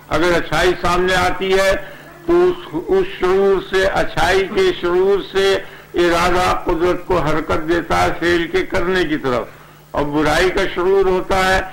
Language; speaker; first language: Urdu; native; Urdu